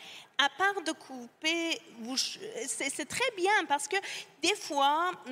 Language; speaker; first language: French; non-native, fluent; Persian